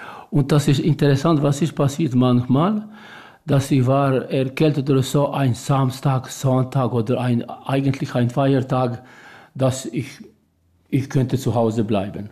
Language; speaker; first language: German; non-native, learner; Albanian